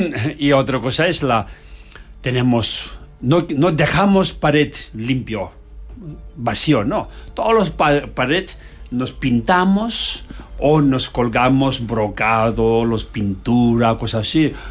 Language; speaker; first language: Spanish; non-native, learner; Tibetan